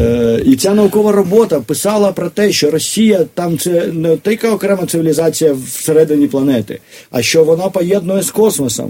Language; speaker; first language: Ukrainian; native; Ukrainian